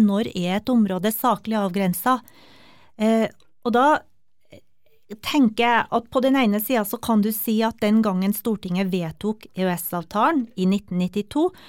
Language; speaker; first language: Norwegian; native; Norwegian